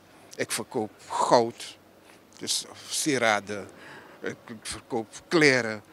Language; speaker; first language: Dutch; non-native, local second language; Papiamento